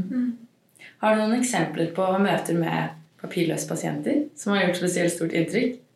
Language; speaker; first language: Norwegian; native; Norwegian